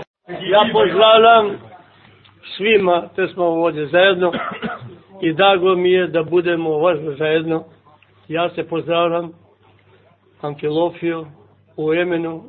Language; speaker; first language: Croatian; non-native, learner; Albanian